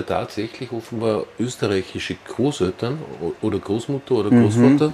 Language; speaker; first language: German; native; German